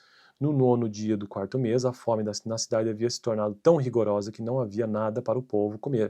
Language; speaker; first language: Portuguese; native; Portuguese